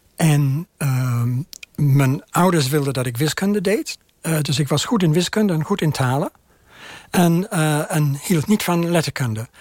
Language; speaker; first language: Dutch; non-native, fluent; English